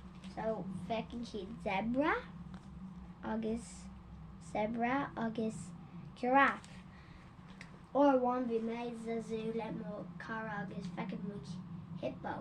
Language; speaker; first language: Irish; non-native, learner; English